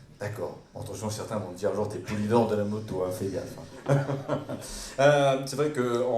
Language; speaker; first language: French; native; French